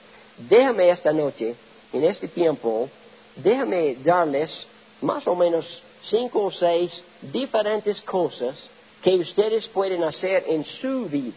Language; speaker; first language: Spanish; non-native, learner; English